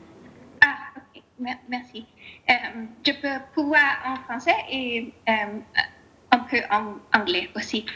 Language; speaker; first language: French; non-native, learner; English